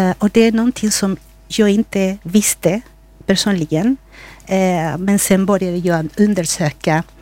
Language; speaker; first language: Swedish; non-native, fluent; Spanish